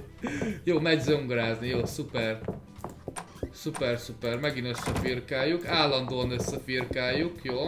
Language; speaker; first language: Hungarian; native; Hungarian